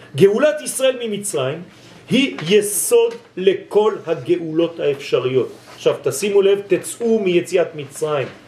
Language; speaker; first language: Hebrew; non-native, fluent; French